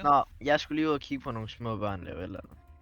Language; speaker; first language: Danish; native; Danish